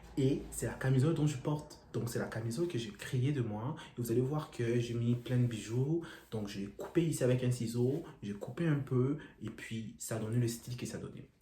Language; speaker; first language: French; non-native, local second language; Lingala